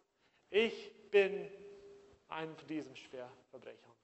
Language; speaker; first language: German; non-native, fluent; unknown